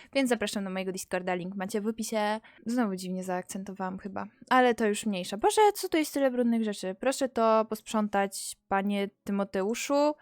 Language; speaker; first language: Polish; native; Polish